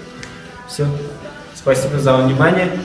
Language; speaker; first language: Russian; non-native, fluent; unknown